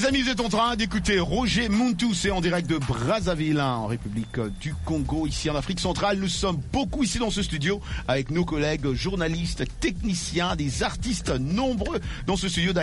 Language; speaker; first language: French; non-native, local second language; Lingala